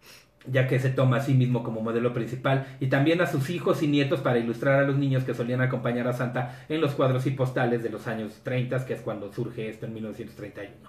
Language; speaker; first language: Spanish; native; Spanish